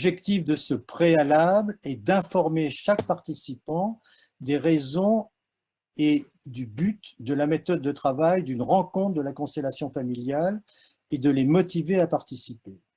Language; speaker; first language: French; native; French